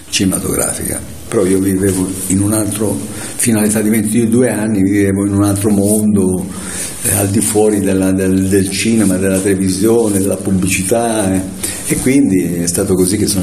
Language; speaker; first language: Italian; native; Italian